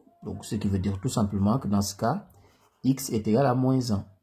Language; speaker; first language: French; native; French